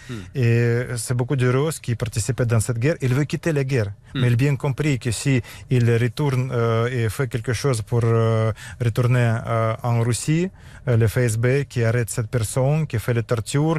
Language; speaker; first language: French; non-native, learner; Russian